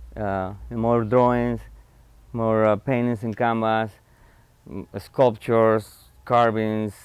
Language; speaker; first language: English; non-native, fluent; Spanish